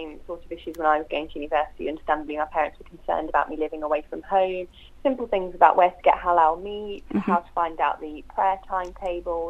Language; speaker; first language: English; native; English